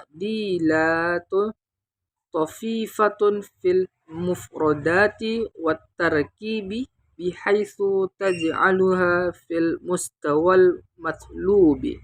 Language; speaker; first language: Arabic; non-native, learner; Indonesian